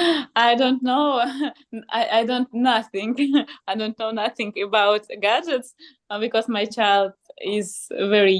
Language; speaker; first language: English; non-native, learner; Russian